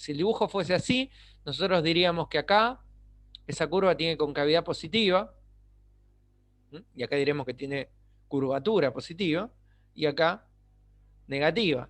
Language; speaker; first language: Spanish; native; Spanish